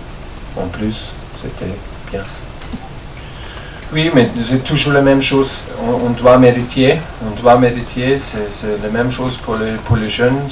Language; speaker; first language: French; non-native, learner; German